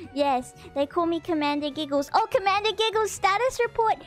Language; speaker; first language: English; native; English